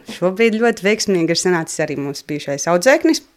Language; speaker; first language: Latvian; native; Latvian